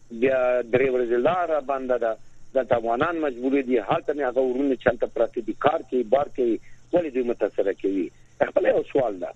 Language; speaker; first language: Pashto; native; Pashto